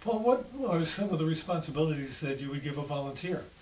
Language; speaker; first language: English; native; English